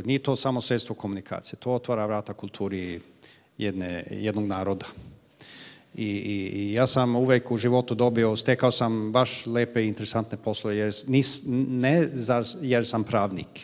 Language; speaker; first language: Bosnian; non-native, fluent; Swedish